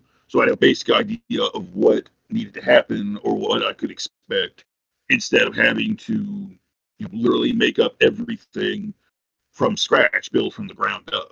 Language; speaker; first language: English; native; English